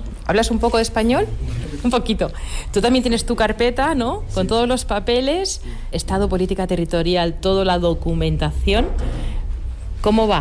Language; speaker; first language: Spanish; native; Spanish